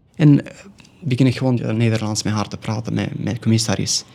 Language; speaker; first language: Dutch; non-native, learner; Pashto